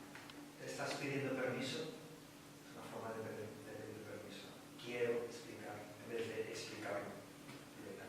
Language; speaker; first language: Spanish; native; Spanish